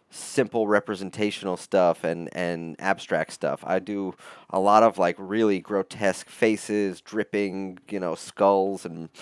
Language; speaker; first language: English; native; English